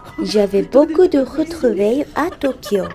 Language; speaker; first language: French; non-native, fluent; Japanese